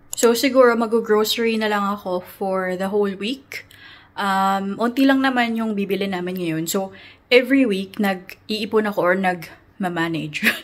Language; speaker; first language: Filipino; native; Filipino